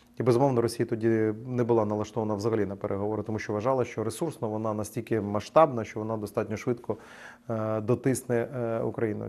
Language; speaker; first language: Ukrainian; native; Ukrainian